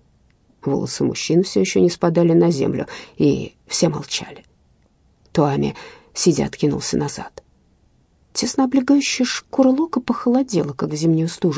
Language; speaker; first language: Russian; native; Russian